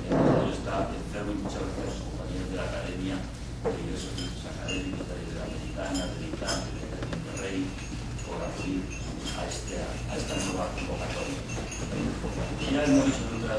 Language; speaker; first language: Spanish; native; Spanish